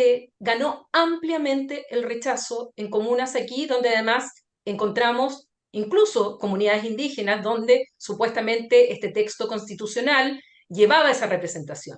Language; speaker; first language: Spanish; native; Spanish